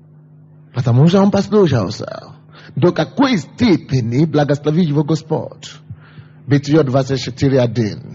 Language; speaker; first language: Russian; non-native, fluent; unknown